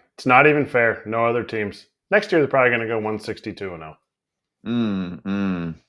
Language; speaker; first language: English; native; English